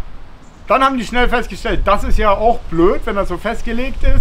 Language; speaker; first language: German; native; German